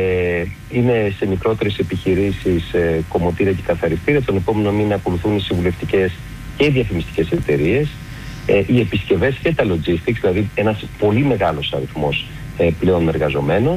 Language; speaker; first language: Greek; native; Greek